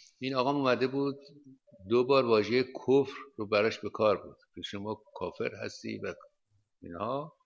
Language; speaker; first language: Persian; native; Persian